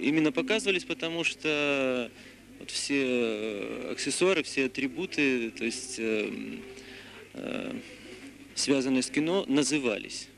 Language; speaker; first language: Russian; native; Russian